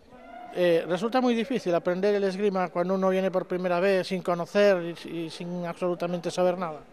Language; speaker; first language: Spanish; native; Spanish